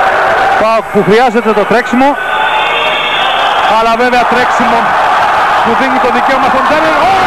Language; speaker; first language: Greek; native; Greek